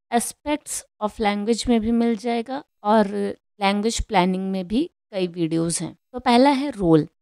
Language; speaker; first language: Hindi; native; Hindi